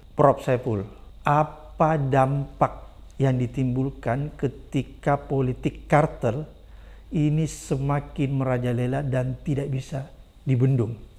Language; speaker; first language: Indonesian; native; Indonesian